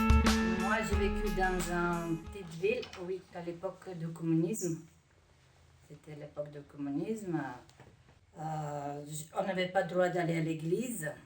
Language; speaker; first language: French; non-native, fluent; Bulgarian